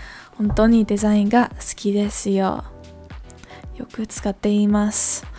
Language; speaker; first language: Japanese; non-native, learner; Dutch